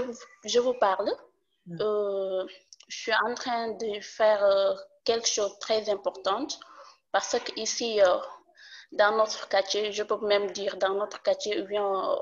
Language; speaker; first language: French; non-native, local second language; Wolof